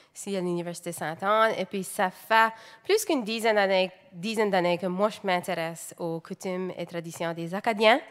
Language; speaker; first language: French; native; French